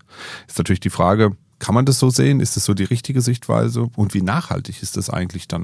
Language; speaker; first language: German; native; German